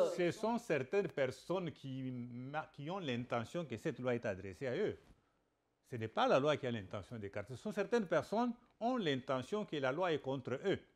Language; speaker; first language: French; non-native, local second language; Lingala